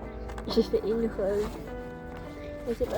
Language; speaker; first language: French; non-native, learner; Indonesian